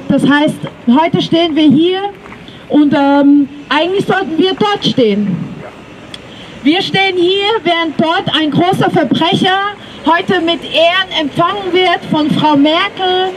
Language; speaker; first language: German; early bilingual, other home language; Tibetan